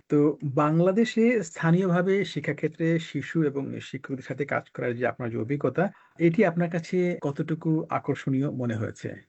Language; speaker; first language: Bangla; native; Bangla